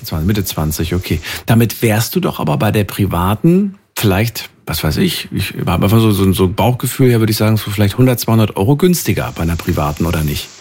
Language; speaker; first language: German; native; German